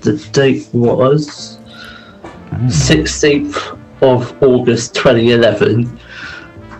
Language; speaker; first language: English; native; English